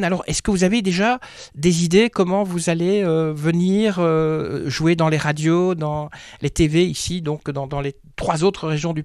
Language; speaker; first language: French; native; French